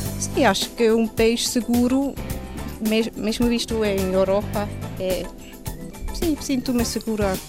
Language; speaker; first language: Portuguese; non-native, fluent; Swiss German